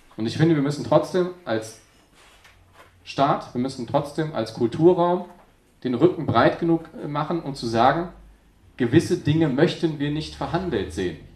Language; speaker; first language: German; native; German